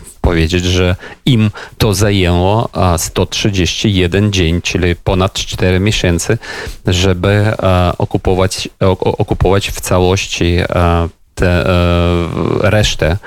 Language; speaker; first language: Polish; non-native, fluent; Ukrainian